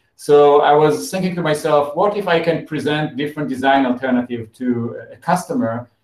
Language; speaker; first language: English; non-native, fluent; Hebrew